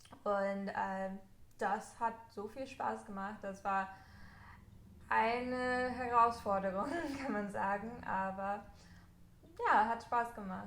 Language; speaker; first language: German; non-native, fluent; English